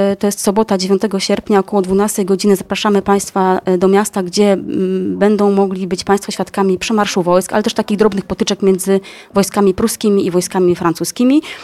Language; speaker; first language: Polish; native; Polish